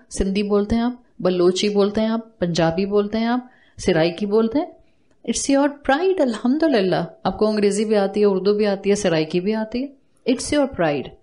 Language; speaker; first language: Urdu; native; Urdu